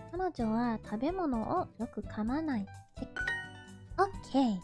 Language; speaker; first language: Japanese; non-native, learner; English